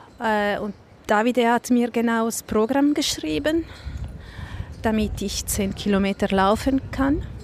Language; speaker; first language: German; non-native, local second language; Italian